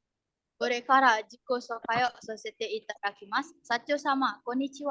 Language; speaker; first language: Japanese; non-native, learner; Indonesian